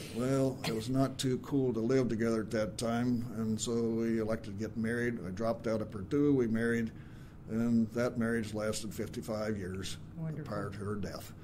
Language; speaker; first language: English; native; English